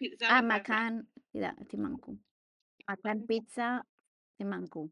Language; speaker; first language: Indonesian; non-native, learner; English